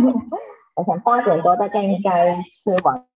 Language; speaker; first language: Chinese; native; Chinese